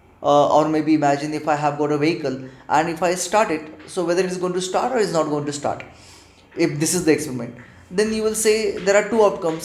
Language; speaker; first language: English; non-native, local second language; Hindi